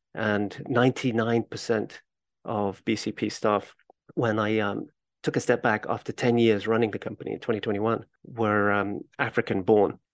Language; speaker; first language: English; native; English